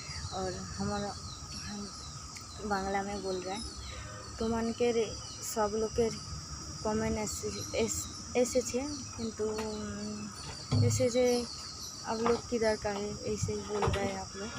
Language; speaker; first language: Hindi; non-native, local second language; Bangla